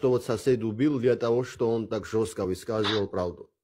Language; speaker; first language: Russian; non-native, local second language; Abkhazian